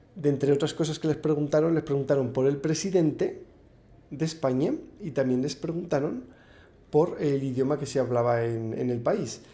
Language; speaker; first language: Spanish; native; Spanish